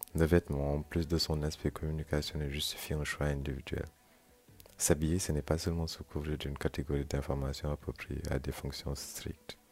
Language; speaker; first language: French; non-native, local second language; Wolof